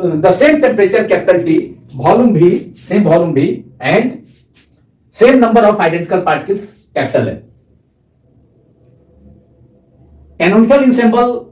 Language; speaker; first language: English; non-native, local second language; Hindi